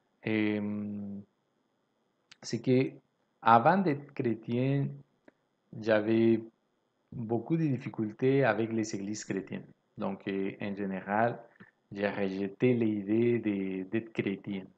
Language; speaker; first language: French; non-native, fluent; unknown